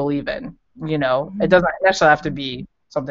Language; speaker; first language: English; native; English